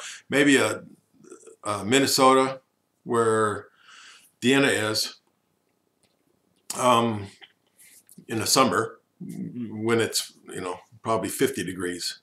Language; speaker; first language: English; native; English